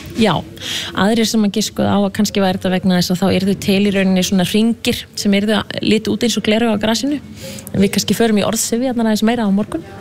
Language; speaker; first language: Icelandic; native; Icelandic